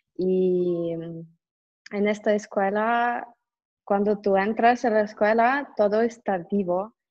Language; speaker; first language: Spanish; non-native, fluent; Russian